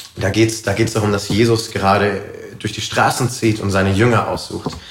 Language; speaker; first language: German; native; German